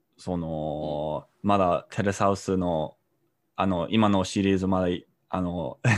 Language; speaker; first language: Japanese; non-native, fluent; English